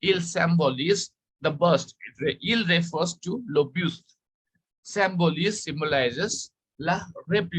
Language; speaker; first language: French; non-native, fluent; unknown